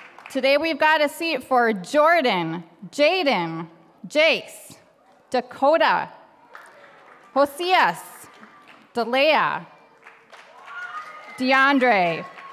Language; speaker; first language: English; native; English